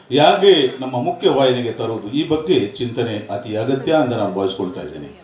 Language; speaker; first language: Kannada; non-native, local second language; Tulu